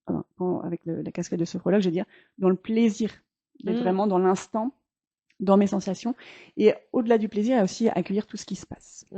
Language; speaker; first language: French; native; French